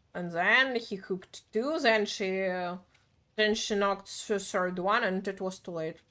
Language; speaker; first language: English; non-native, fluent; Russian